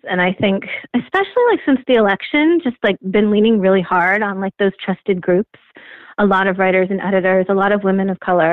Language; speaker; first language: English; native; English